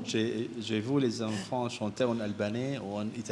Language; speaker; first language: French; non-native, learner; Arabic